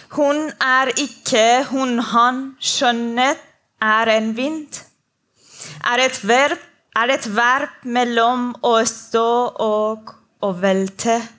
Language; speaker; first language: Norwegian; non-native, learner; Persian